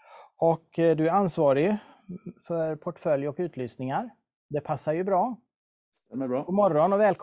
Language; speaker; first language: Swedish; native; Swedish